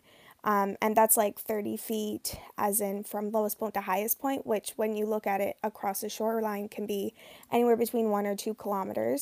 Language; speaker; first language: English; native; English